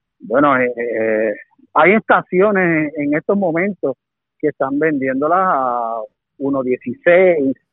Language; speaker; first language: Spanish; native; Spanish